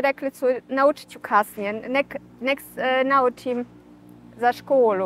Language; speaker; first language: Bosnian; early bilingual, heritage; Bosnian